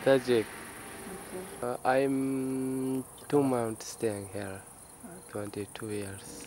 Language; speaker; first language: English; non-native, learner; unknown